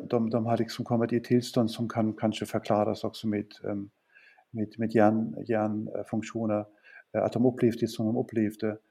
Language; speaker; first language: Swedish; non-native, fluent; German